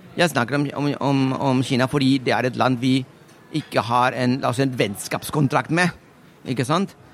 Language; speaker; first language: Norwegian; non-native, fluent; Spanish